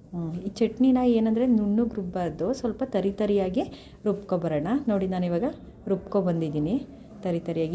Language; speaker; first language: Kannada; native; Kannada